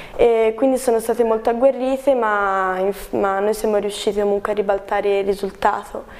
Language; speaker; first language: Italian; native; Italian